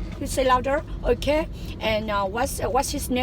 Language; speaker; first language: English; non-native, learner; Vietnamese